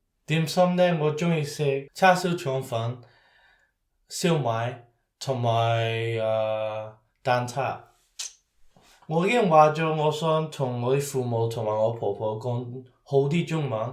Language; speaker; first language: Cantonese; early bilingual, heritage; Cantonese